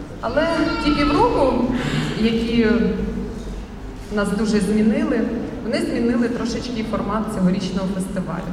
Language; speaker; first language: Ukrainian; native; Ukrainian